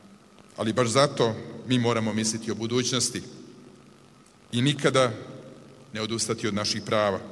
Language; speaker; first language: Serbian; native; Serbian